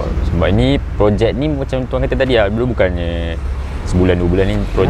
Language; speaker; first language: Malay; native; Malay